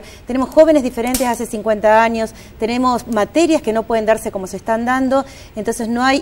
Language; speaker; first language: Spanish; native; Spanish